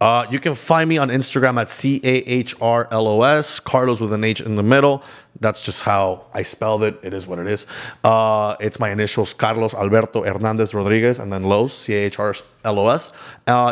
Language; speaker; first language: English; early bilingual, other home language; Spanish